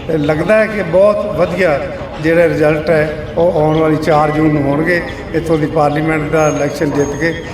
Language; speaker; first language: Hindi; non-native, local second language; Punjabi